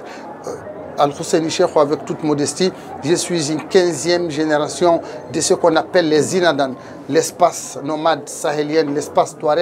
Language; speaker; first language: French; non-native, local second language; Tamasheq